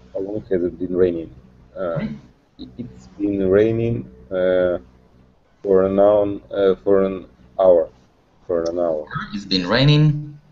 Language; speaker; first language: English; non-native, learner; Russian